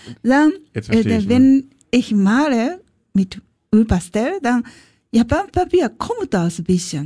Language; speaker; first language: German; non-native, learner; Japanese